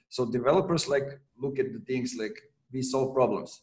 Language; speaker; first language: English; non-native, fluent; Serbian